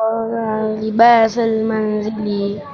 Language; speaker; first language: Arabic; non-native, learner; Bangla